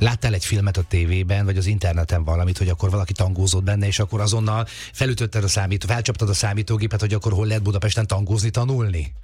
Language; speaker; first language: Hungarian; native; Hungarian